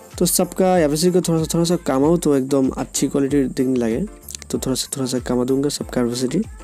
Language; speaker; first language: Hindi; non-native, local second language; Bangla